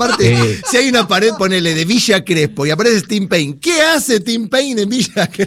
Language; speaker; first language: Spanish; native; Spanish